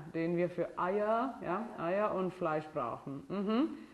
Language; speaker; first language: German; non-native, fluent; English